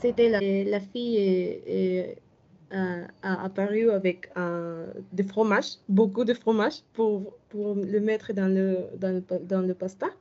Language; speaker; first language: French; non-native, learner; Spanish